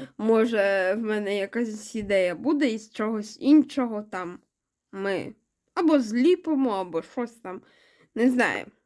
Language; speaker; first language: Ukrainian; non-native, local second language; Russian